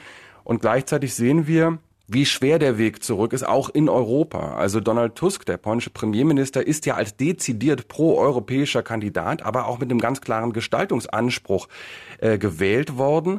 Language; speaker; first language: German; native; German